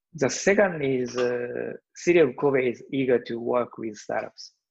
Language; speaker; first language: English; non-native, learner; Japanese